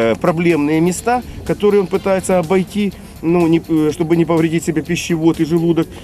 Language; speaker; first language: Russian; native; Russian